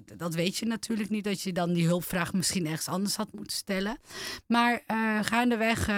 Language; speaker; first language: Dutch; early bilingual, other home language; Turkish